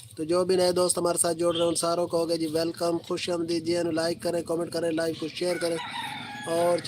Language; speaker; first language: Urdu; non-native, local second language; Punjabi